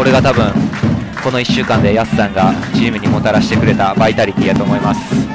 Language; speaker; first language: Japanese; native; Japanese